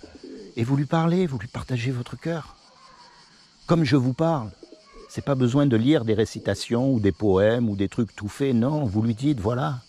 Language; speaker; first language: French; native; French